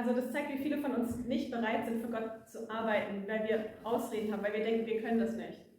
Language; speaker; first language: German; native; German